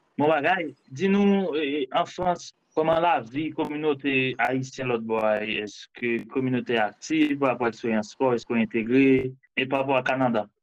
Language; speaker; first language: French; non-native, local second language; Haitian Creole